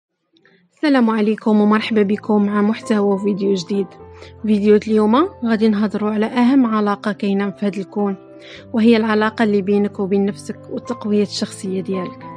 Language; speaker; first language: Arabic; native; Arabic